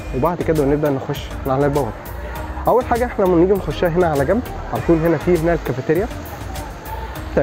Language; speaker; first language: Arabic; native; Arabic